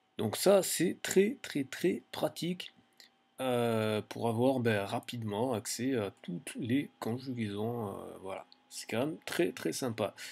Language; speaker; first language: French; native; French